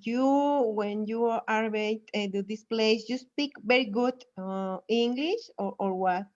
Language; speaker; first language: English; non-native, fluent; Spanish